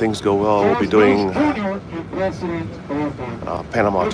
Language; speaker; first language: English; native; English